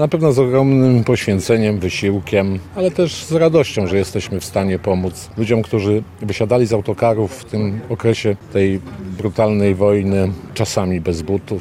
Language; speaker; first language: Polish; native; Polish